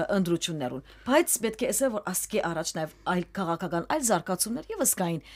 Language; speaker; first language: Armenian; early bilingual, heritage; Armenian